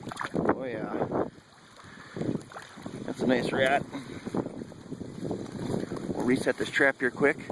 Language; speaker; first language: English; native; English